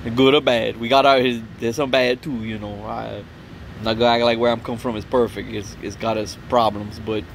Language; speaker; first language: English; native; English